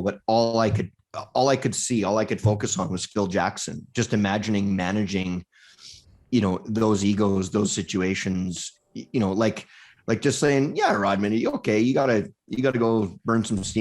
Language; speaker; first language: English; native; English